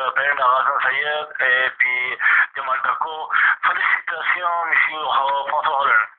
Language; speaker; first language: French; non-native, learner; Hindi